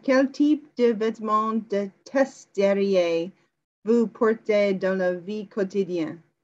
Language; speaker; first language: French; non-native, learner; English